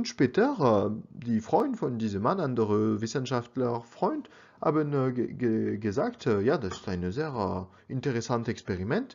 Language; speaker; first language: German; non-native, learner; French